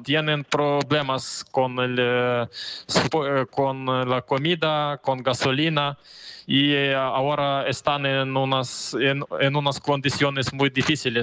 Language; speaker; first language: Spanish; non-native, fluent; Ukrainian